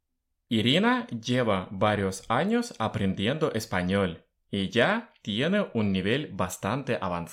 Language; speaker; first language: Spanish; non-native, fluent; Russian